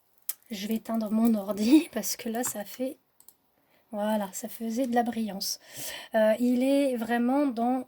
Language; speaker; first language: French; native; French